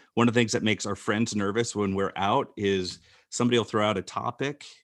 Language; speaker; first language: English; native; English